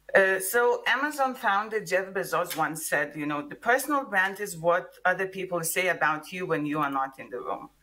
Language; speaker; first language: English; non-native, fluent; Lithuanian